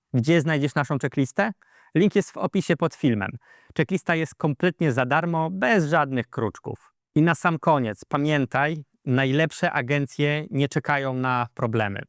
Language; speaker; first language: Polish; native; Polish